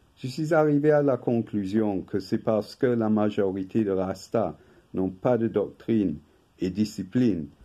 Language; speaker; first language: French; non-native, fluent; English